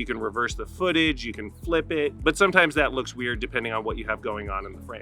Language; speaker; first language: English; native; English